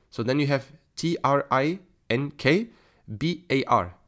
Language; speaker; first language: English; non-native, fluent; German